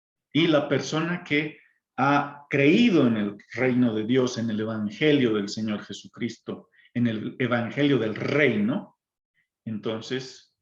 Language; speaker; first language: Spanish; native; Spanish